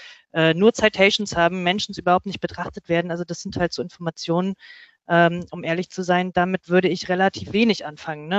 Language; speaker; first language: German; native; German